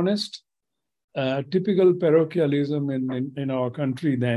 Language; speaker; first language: English; non-native, local second language; Gujarati